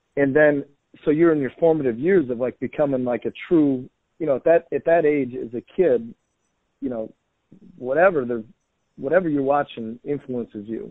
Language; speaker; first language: English; native; English